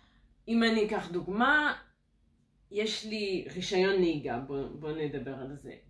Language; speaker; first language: Hebrew; non-native, fluent; French